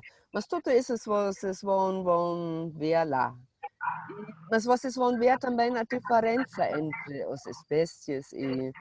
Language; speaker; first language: Portuguese; non-native, fluent; German